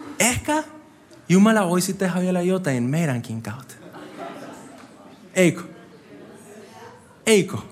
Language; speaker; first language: Finnish; non-native, fluent; Spanish